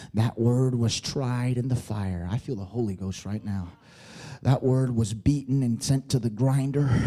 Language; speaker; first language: English; early bilingual, other home language; Spanish